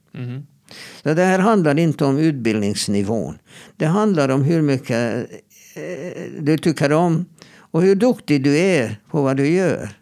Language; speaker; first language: Swedish; non-native, fluent; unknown